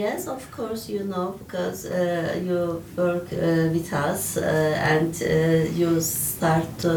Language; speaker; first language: English; non-native, learner; Turkish